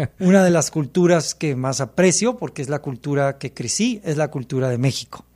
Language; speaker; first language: Spanish; early bilingual, heritage; Spanish